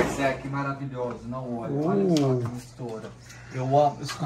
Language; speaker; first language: Portuguese; native; Portuguese